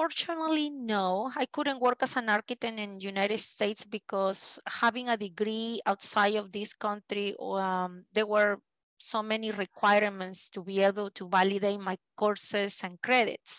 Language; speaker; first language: English; non-native, fluent; Spanish